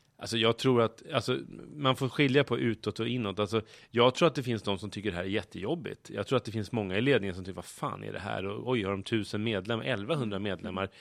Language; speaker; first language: Swedish; native; Swedish